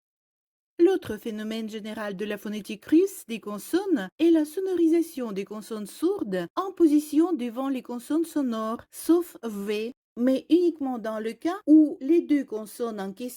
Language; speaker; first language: French; non-native, fluent; Russian